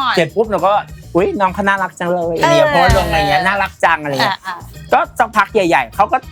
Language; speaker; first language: Thai; native; Thai